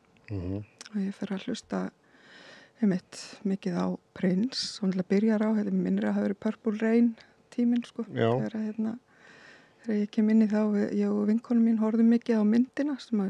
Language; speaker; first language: Icelandic; native; Icelandic